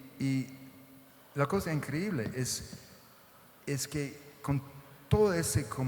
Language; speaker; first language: Spanish; non-native, fluent; English